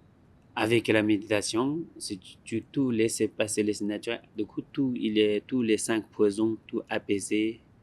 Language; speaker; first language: French; non-native, learner; Tibetan